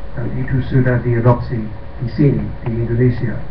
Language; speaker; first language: Indonesian; non-native, fluent; English